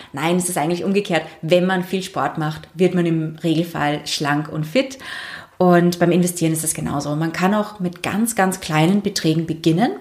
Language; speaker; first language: German; native; German